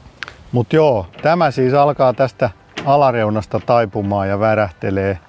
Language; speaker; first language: Finnish; native; Finnish